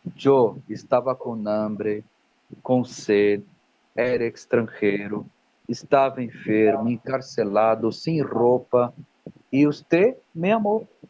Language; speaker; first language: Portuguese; non-native, learner; Spanish